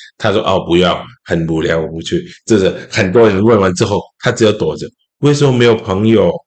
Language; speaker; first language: Chinese; non-native, local second language; Cantonese